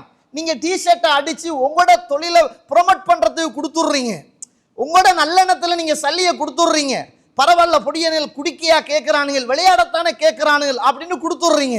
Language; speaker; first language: Tamil; native; Tamil